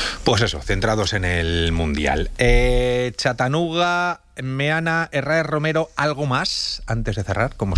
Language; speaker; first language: Spanish; native; Spanish